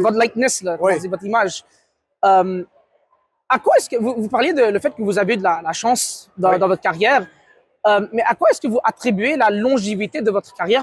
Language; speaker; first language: French; native; French